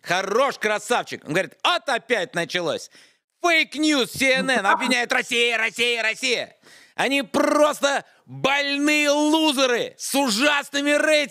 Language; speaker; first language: Russian; native; Russian